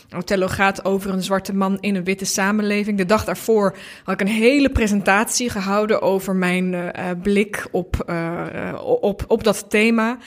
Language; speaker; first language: Dutch; early bilingual, other home language; Bosnian